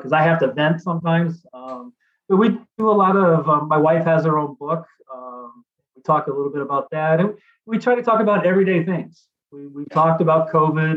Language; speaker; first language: English; native; English